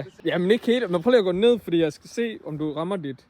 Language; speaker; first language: Danish; early bilingual, other home language; Tamil